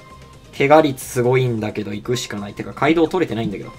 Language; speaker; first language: Japanese; native; Japanese